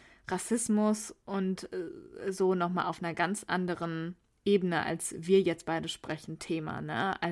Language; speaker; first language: German; early bilingual, other home language; Persian